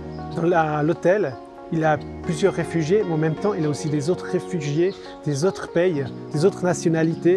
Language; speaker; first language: French; non-native, local second language; German